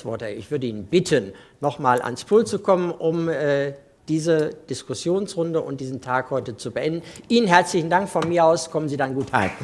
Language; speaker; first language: German; native; German